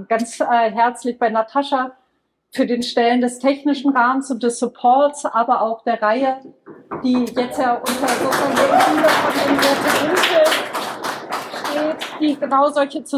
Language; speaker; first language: German; native; German